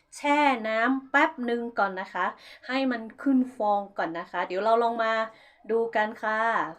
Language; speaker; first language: Thai; non-native, local second language; Hmong